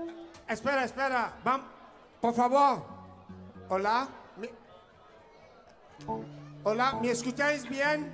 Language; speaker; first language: Spanish; non-native, fluent; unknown